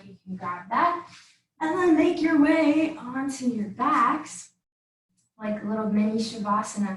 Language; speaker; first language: English; native; English